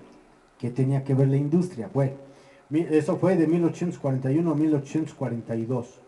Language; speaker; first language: Spanish; native; Spanish